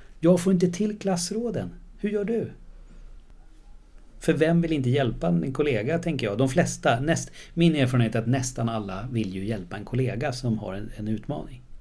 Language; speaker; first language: Swedish; native; Swedish